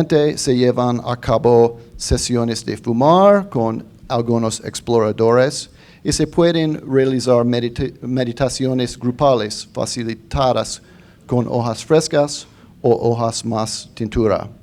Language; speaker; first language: Spanish; non-native, fluent; English